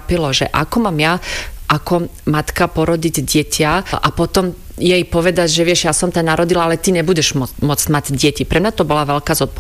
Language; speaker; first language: Slovak; non-native, fluent; Croatian